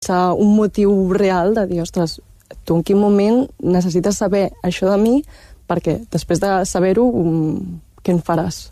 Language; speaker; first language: Catalan; early bilingual, heritage; Catalan